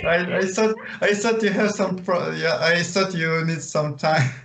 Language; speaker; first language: English; non-native, learner; Ukrainian